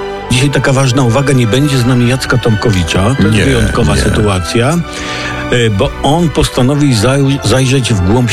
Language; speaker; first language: Polish; native; Polish